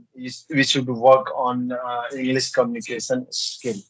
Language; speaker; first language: English; non-native, learner; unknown